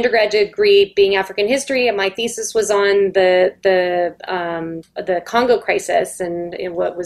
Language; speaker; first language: English; native; English